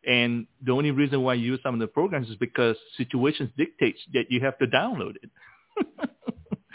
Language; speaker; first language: English; non-native, local second language; Min Nan Chinese